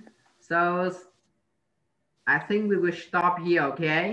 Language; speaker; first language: English; non-native, learner; Vietnamese